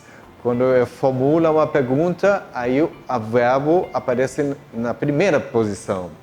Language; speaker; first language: Portuguese; non-native, fluent; German